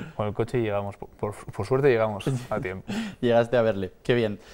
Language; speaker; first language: Spanish; native; Spanish